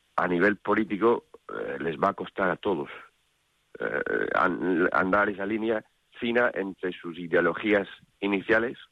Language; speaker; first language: Spanish; non-native, fluent; English